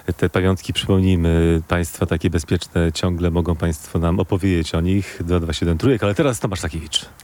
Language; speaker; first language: Polish; native; Polish